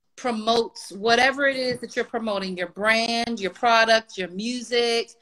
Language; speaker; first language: English; native; English